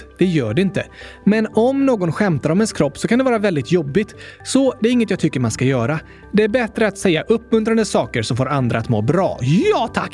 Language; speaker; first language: Swedish; native; Swedish